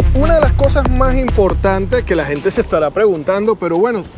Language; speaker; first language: Spanish; native; Spanish